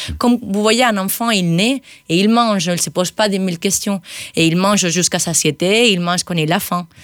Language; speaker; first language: French; non-native, fluent; Spanish